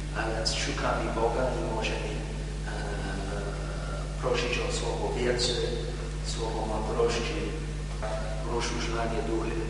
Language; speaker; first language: Polish; non-native, learner; English